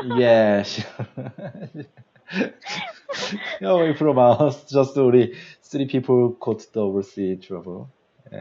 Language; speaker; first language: English; non-native, learner; Korean